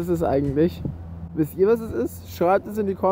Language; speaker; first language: German; native; German